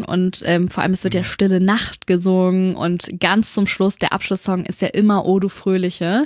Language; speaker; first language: German; native; German